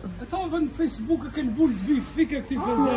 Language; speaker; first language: Portuguese; early bilingual, heritage; Portuguese